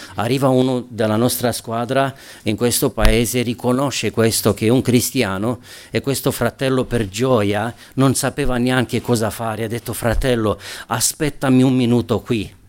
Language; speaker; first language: Italian; non-native, fluent; Romanian